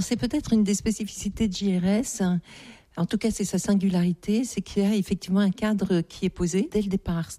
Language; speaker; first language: French; native; French